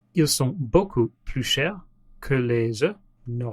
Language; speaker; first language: French; non-native, learner; English